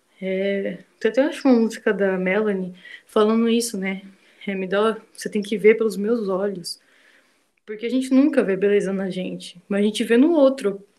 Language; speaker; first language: Portuguese; native; Portuguese